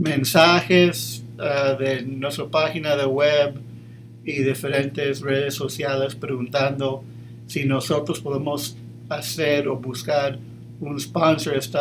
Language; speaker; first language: Spanish; early bilingual, heritage; English